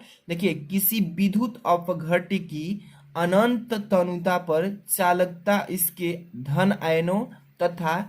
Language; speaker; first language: Hindi; native; Hindi